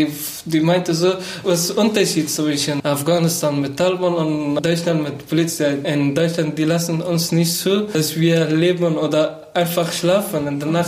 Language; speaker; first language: German; non-native, learner; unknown